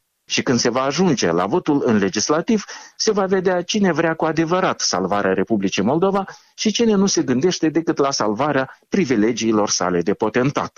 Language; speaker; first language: Romanian; native; Romanian